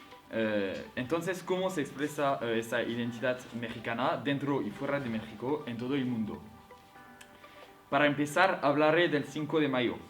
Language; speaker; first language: Spanish; non-native, learner; French